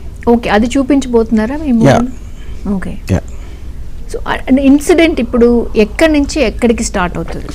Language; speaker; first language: Telugu; native; Telugu